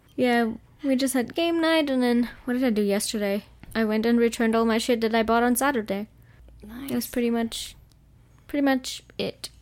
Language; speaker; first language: English; non-native, fluent; German